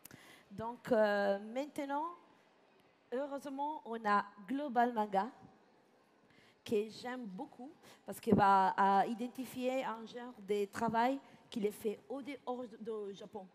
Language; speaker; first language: French; non-native, fluent; Italian